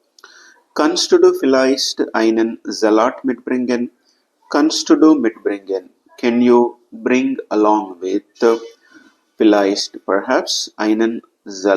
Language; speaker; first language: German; non-native, fluent; Telugu